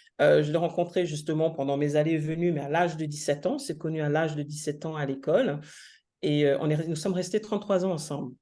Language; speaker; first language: French; native; French